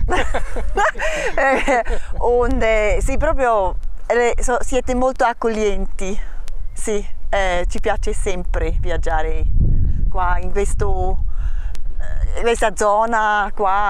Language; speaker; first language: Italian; non-native, fluent; German